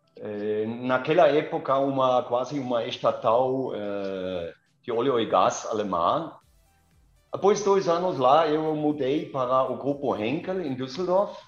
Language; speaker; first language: Portuguese; non-native, fluent; German